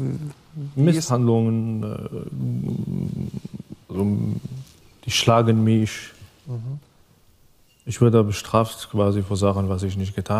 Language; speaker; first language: German; non-native, fluent; Arabic